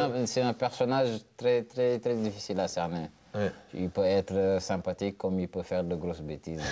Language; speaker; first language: French; non-native, local second language; Wolof